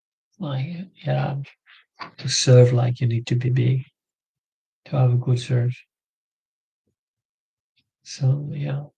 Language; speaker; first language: English; non-native, learner; French